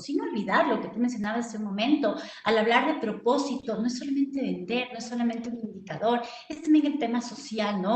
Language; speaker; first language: Spanish; native; Spanish